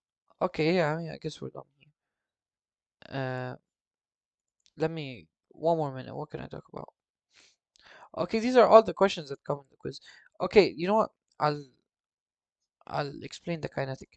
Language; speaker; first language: English; non-native, fluent; Arabic